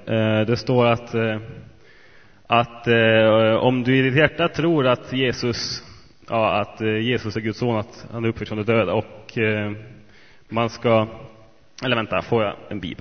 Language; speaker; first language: Swedish; native; Swedish